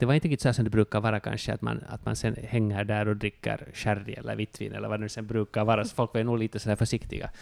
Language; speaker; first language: Swedish; non-native, local second language; Finnish